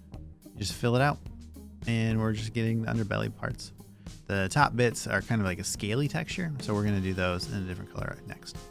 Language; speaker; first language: English; native; English